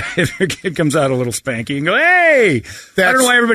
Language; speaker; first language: English; native; English